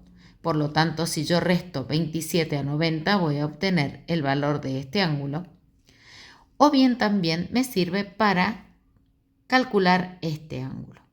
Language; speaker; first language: Spanish; native; Spanish